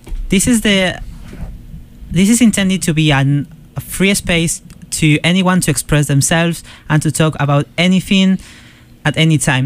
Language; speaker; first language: English; non-native, fluent; Spanish